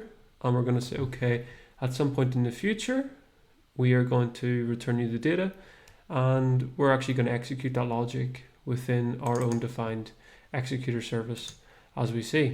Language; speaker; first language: English; native; English